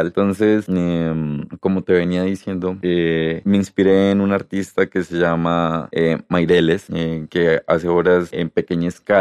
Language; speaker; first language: Spanish; native; Spanish